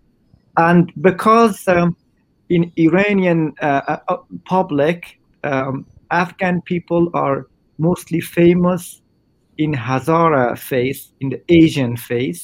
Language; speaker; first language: English; non-native, fluent; Persian